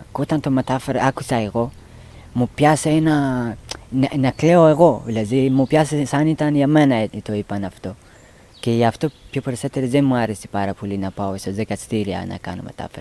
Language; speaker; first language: Greek; non-native, learner; Persian